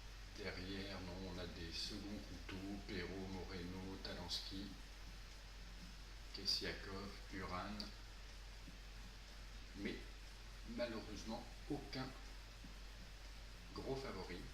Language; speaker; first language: French; native; French